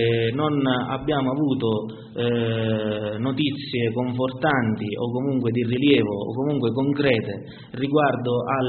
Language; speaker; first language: Italian; native; Italian